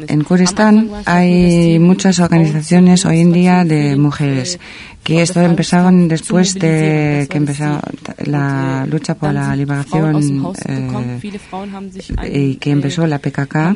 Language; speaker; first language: Spanish; non-native, fluent; German